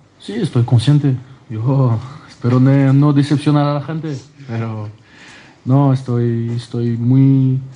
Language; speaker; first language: Spanish; non-native, fluent; French